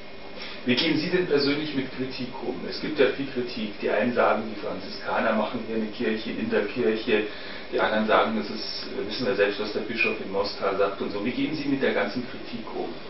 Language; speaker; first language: German; native; German